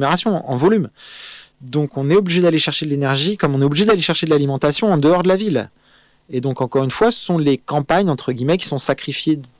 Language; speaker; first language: French; native; French